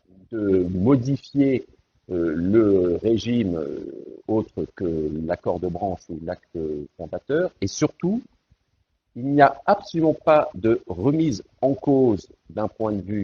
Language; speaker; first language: French; native; French